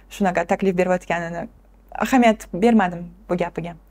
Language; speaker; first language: Uzbek; non-native, local second language; Russian